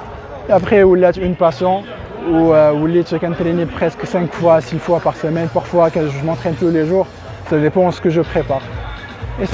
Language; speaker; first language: French; non-native, local second language; Arabic